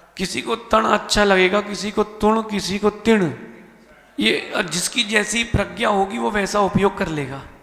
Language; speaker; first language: Hindi; native; Hindi